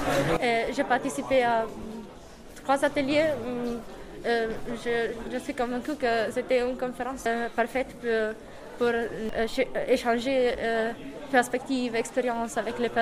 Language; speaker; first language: French; non-native, fluent; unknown